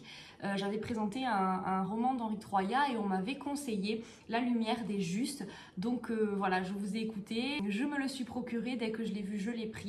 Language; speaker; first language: French; native; French